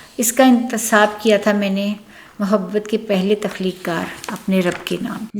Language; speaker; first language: Urdu; native; Urdu